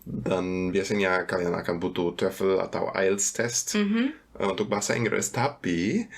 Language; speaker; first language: Indonesian; non-native, fluent; German